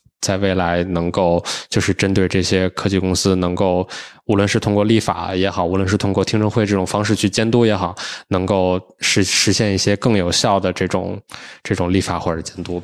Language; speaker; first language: Chinese; native; Chinese